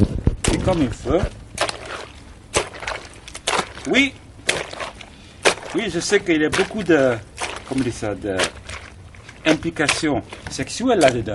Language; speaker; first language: French; non-native, learner; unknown